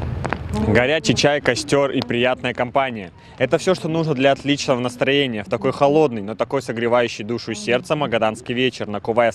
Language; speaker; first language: Russian; native; Russian